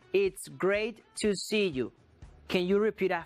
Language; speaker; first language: English; non-native, fluent; Spanish